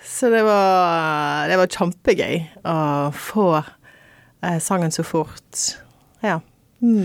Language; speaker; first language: Norwegian; non-native, fluent; English